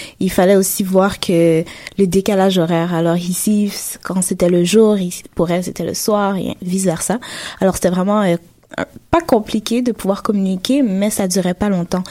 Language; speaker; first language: French; native; French